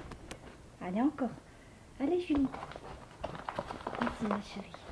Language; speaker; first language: French; native; French